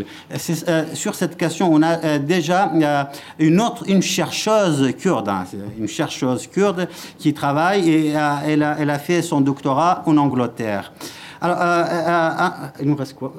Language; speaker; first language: French; non-native, fluent; Kurdish